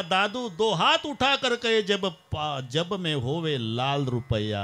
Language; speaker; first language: Hindi; non-native, local second language; Marathi